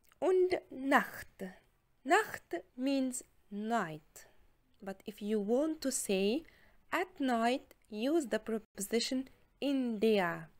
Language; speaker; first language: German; non-native, fluent; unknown